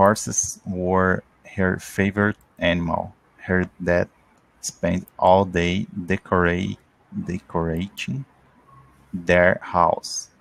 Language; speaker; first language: English; non-native, learner; Portuguese